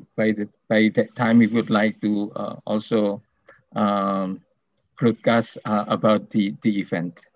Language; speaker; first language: English; non-native, fluent; Indonesian